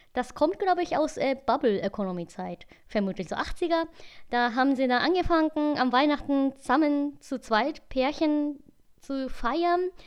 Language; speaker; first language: German; non-native, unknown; Japanese